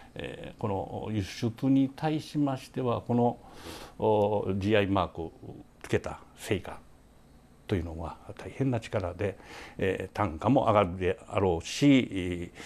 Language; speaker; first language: Japanese; native; Japanese